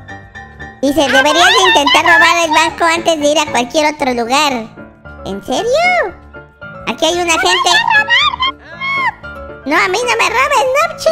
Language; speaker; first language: Spanish; native; Spanish